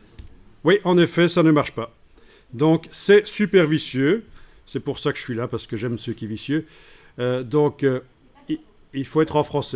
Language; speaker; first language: French; native; French